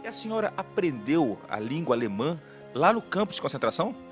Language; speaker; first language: Portuguese; native; Portuguese